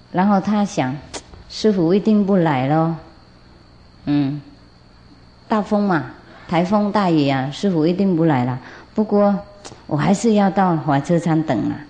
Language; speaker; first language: Chinese; non-native, fluent; Vietnamese